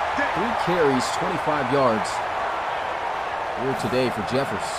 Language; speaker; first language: English; native; English